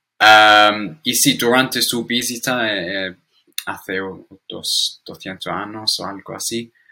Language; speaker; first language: Spanish; non-native, learner; English